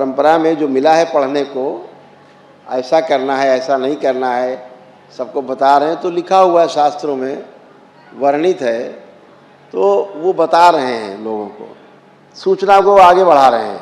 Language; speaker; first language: Hindi; native; Hindi